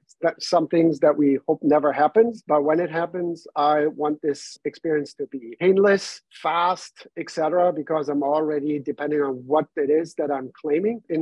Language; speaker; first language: English; non-native, fluent; German